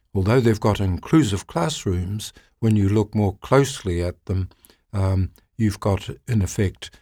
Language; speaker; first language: English; native; English